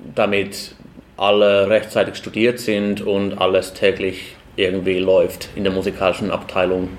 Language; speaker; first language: German; non-native, fluent; Finnish